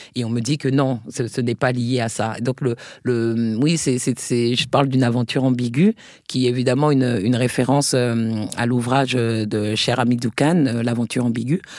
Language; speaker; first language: French; native; French